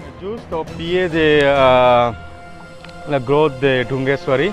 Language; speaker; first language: French; non-native, fluent; Hindi